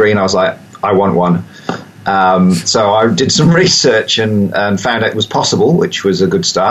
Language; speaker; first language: English; native; English